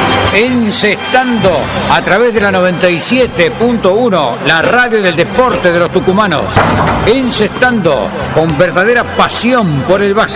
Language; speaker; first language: Spanish; native; Spanish